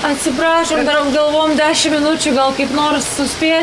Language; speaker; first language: Lithuanian; early bilingual, heritage; Lithuanian